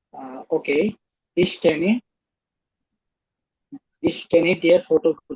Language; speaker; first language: German; non-native, learner; Hindi